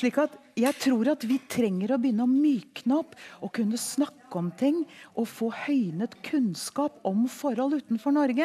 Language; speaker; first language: Norwegian; early bilingual, heritage; Norwegian